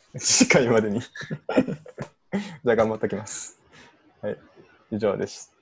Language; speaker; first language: Japanese; native; Japanese